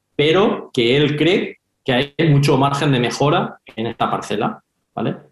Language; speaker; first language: Spanish; native; Spanish